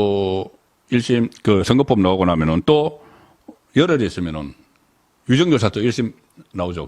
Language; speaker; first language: Korean; native; Korean